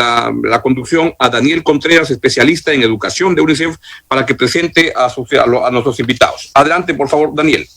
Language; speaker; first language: Spanish; native; Spanish